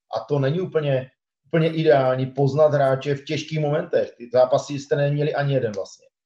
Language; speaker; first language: Czech; native; Czech